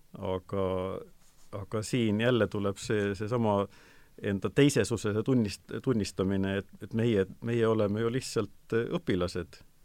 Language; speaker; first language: Estonian; native; Estonian